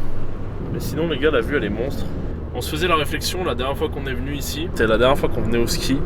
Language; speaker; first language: French; native; French